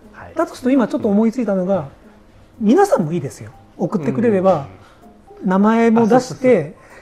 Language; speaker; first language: Japanese; native; Japanese